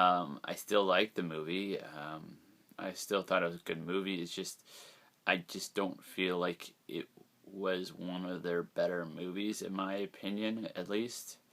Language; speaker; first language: English; native; English